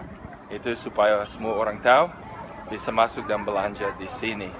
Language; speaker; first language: Indonesian; non-native, fluent; English